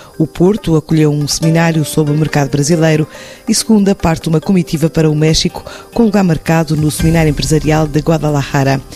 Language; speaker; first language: Portuguese; native; Portuguese